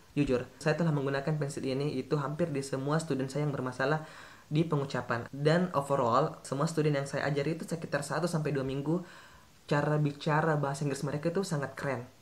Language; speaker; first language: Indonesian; native; Indonesian